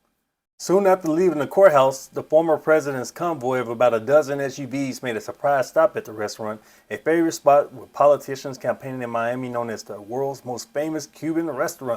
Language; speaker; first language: English; native; English